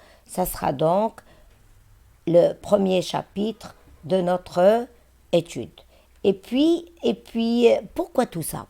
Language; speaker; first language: French; non-native, local second language; Arabic